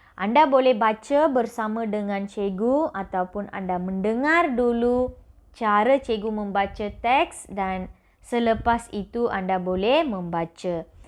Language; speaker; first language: Malay; non-native, local second language; Tamil